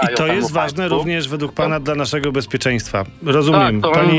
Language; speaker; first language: Polish; native; Polish